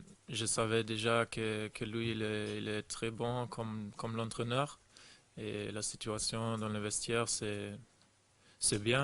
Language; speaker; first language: French; non-native, fluent; German